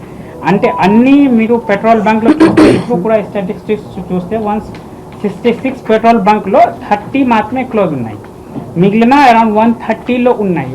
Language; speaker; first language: Telugu; non-native, fluent; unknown